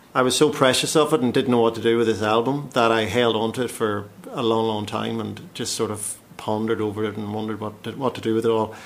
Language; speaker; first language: English; native; English